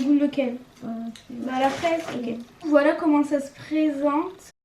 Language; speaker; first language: French; native; French